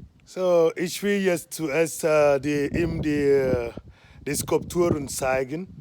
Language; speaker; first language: German; non-native, fluent; Igbo